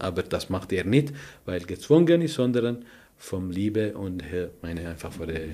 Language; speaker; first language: German; non-native, learner; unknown